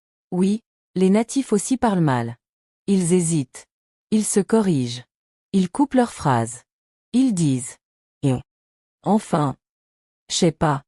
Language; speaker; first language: French; native; French